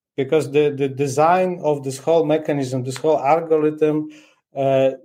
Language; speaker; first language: English; non-native, fluent; Polish